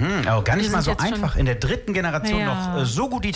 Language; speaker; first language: German; native; German